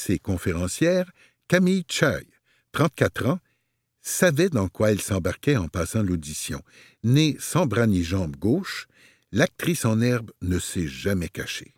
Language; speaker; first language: French; native; French